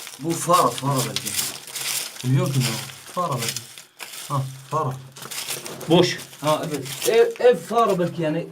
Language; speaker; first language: Turkish; non-native, learner; Arabic